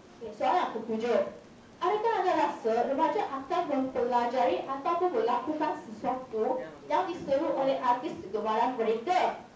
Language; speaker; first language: Malay; non-native, local second language; Chinese